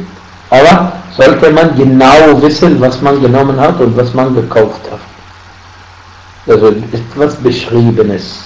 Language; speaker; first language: German; non-native, fluent; Arabic